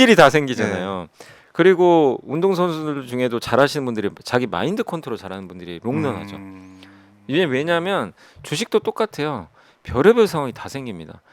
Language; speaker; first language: Korean; native; Korean